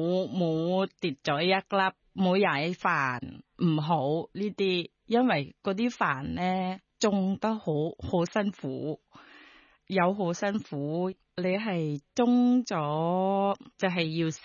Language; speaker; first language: Cantonese; non-native, learner; Thai